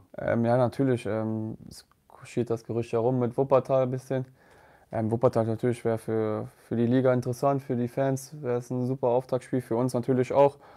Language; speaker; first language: German; native; German